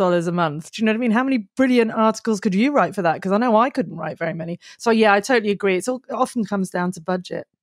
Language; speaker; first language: English; native; English